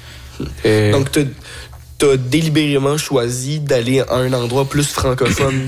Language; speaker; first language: French; native; French